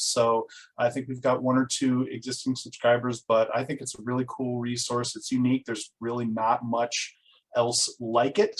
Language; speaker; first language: English; native; English